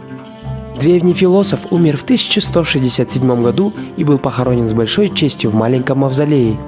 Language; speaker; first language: Russian; native; Russian